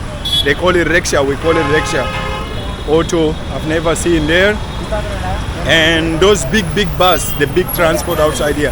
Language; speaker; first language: English; non-native, fluent; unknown